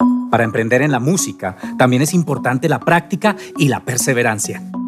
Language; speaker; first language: Spanish; native; Spanish